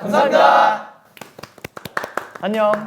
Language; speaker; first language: Korean; native; Korean